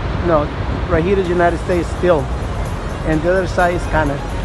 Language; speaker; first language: English; non-native, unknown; Spanish